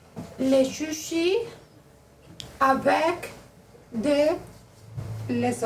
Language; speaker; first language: French; non-native, learner; Spanish